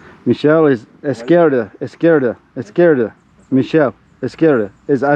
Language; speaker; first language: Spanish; non-native, learner; English